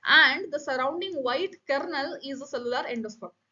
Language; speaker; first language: English; non-native, local second language; Kannada